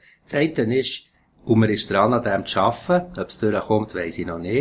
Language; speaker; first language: German; native; German